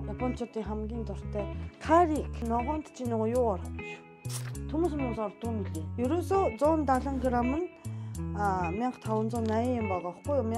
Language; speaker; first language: Mongolian; non-native, fluent; Japanese